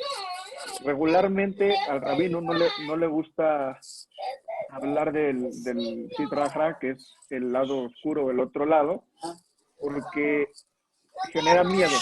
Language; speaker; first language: Spanish; native; Spanish